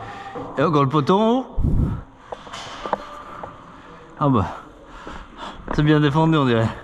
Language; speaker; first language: French; native; French